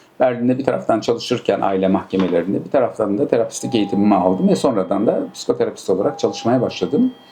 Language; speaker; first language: Turkish; early bilingual, heritage; Turkish